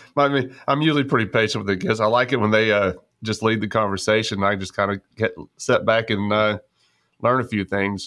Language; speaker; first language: English; native; English